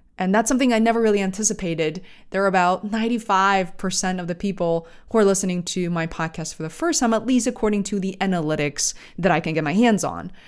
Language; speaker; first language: English; non-native, fluent; Chinese